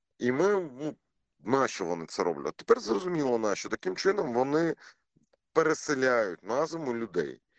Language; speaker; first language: Ukrainian; non-native, local second language; Russian